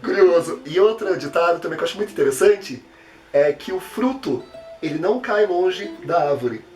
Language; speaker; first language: Portuguese; native; Portuguese